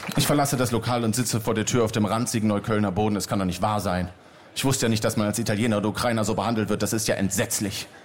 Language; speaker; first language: German; native; German